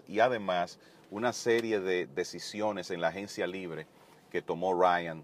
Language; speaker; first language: Spanish; native; Spanish